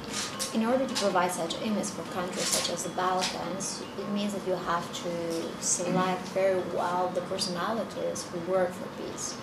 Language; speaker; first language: English; non-native, fluent; Albanian